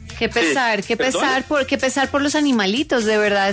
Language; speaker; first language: Spanish; native; Spanish